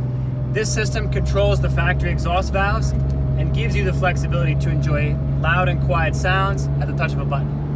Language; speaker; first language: English; native; English